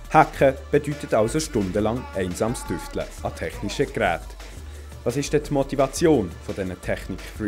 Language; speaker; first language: German; native; German